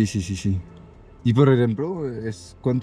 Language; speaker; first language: Spanish; non-native, learner; French